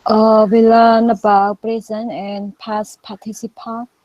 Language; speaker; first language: English; non-native, learner; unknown